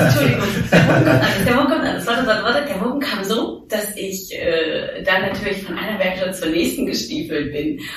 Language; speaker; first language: German; native; German